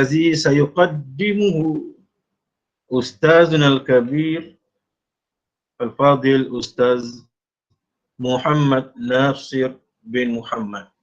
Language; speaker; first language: Arabic; non-native, fluent; Malay